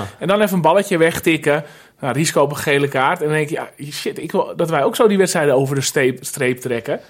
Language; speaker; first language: Dutch; native; Dutch